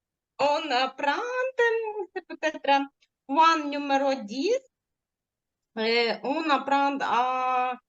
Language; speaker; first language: French; non-native, learner; Ukrainian